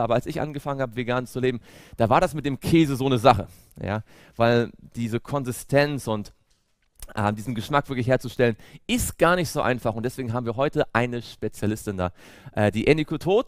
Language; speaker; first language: German; native; German